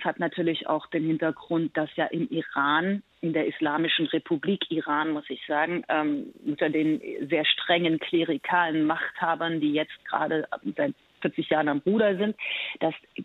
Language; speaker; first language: German; early bilingual, other home language; Persian